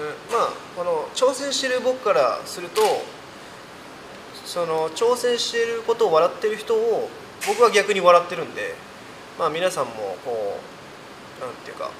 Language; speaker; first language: Japanese; native; Japanese